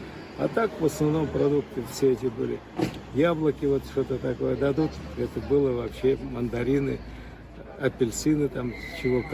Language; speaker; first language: Russian; native; Russian